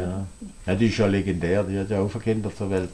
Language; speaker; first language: German; native; German